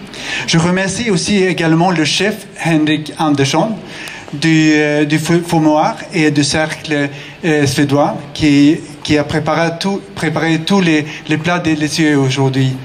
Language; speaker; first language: French; non-native, fluent; Swedish